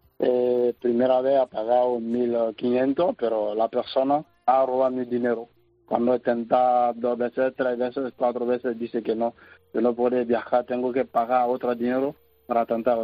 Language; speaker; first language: Spanish; non-native, learner; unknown